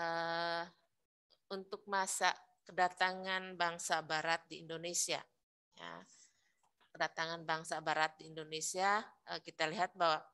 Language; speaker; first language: Indonesian; native; Indonesian